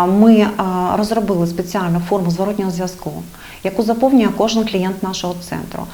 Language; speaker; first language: Ukrainian; native; Ukrainian